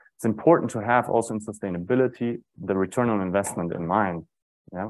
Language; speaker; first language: English; non-native, fluent; German